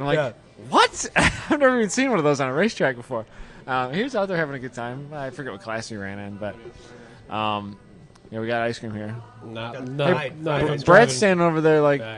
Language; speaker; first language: English; native; English